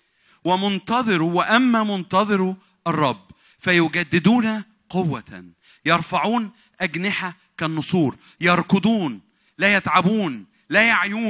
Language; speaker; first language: Arabic; native; Arabic